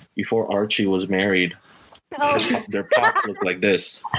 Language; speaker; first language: English; early bilingual, other home language; Filipino